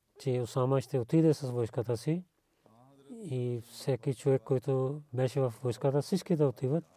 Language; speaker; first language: Bulgarian; non-native, learner; Urdu